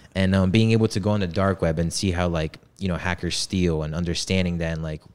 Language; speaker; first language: English; early bilingual, other home language; Polish